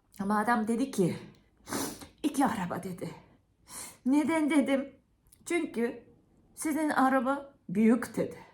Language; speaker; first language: Turkish; non-native, fluent; Japanese